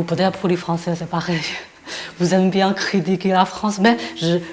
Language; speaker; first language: French; non-native, fluent; Chinese